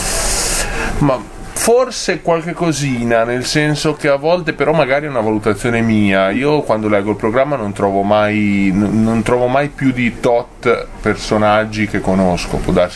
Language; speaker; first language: Italian; native; Italian